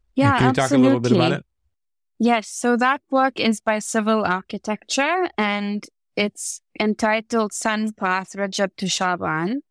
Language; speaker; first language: English; native; English